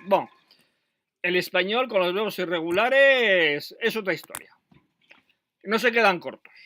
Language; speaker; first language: Spanish; non-native, fluent; French